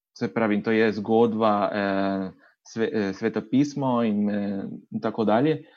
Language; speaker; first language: Slovenian; non-native, fluent; Spanish